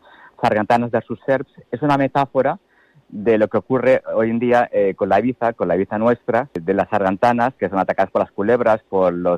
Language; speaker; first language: Spanish; native; Spanish